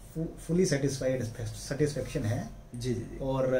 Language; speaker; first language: Hindi; native; Hindi